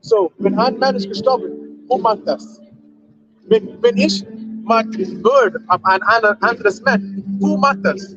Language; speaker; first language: German; non-native, learner; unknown